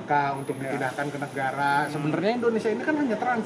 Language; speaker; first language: Indonesian; native; Indonesian